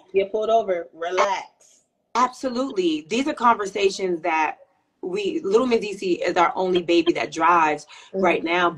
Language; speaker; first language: English; native; English